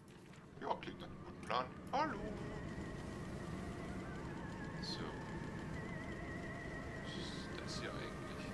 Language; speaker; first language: German; native; German